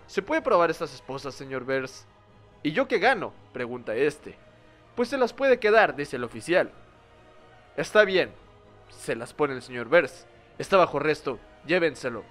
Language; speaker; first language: Spanish; native; Spanish